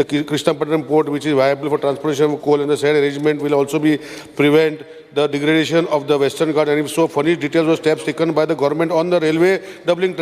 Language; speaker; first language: English; non-native, local second language; Konkani